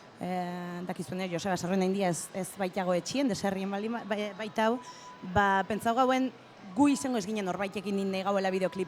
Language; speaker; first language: Basque; native; Basque